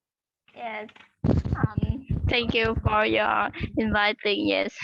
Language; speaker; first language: English; non-native, learner; Vietnamese